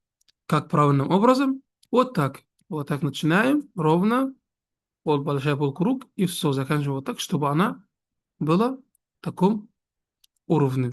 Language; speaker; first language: Russian; non-native, fluent; Arabic